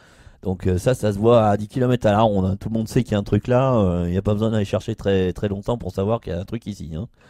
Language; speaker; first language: French; native; French